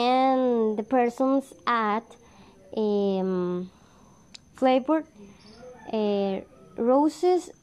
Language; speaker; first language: English; non-native, learner; Spanish